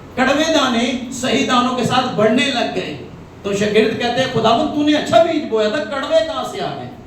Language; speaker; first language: Urdu; non-native, local second language; Punjabi